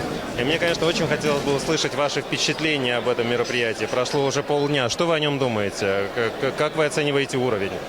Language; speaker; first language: Russian; native; Russian